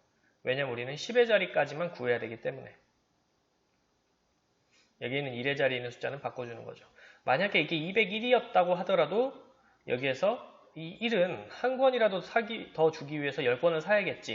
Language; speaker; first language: Korean; native; Korean